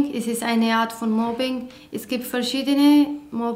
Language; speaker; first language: German; non-native, learner; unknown